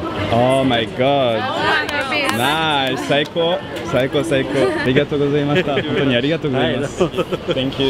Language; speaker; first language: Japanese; non-native, learner; French